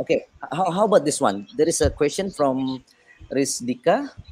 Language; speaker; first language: English; non-native, fluent; Indonesian